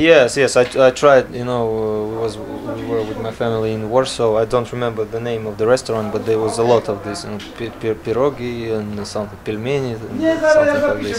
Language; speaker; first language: English; non-native, learner; Latvian